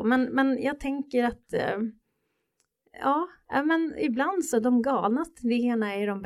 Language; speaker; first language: Swedish; native; Swedish